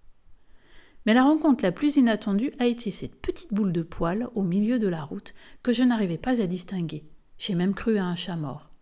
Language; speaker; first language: French; native; French